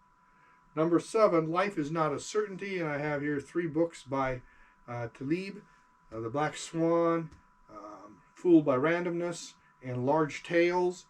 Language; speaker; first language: English; native; English